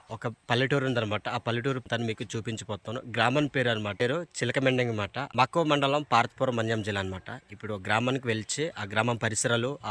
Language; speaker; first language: Telugu; non-native, local second language; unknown